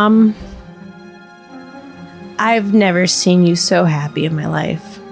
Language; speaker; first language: English; native; English